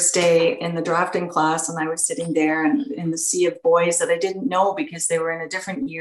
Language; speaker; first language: English; native; English